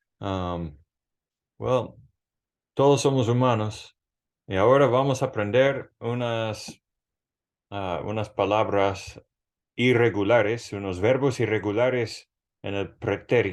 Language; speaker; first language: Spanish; non-native, fluent; English